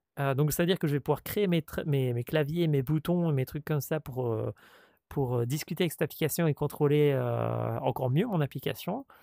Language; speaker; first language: French; native; French